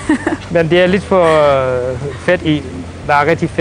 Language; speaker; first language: Danish; non-native, fluent; Central Kurdish